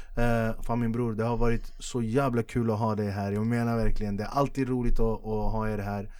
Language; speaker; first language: Swedish; early bilingual, other home language; Kurdish